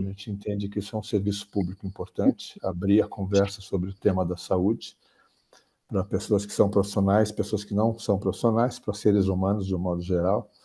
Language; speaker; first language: Portuguese; native; Portuguese